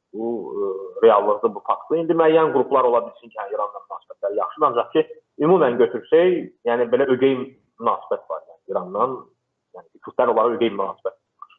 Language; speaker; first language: Azerbaijani; non-native, local second language; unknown